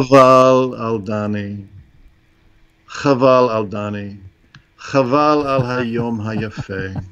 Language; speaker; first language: Hebrew; non-native, fluent; English